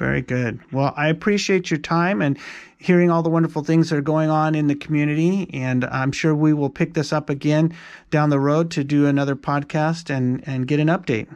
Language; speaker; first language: English; native; English